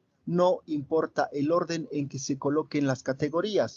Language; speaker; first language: Spanish; native; Spanish